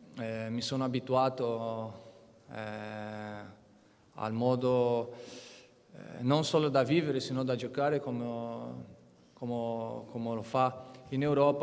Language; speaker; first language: Italian; non-native, fluent; Portuguese